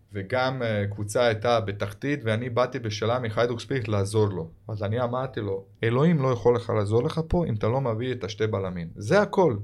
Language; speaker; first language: Hebrew; non-native, fluent; Croatian